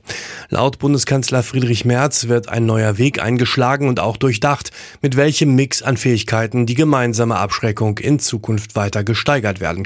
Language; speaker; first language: German; native; German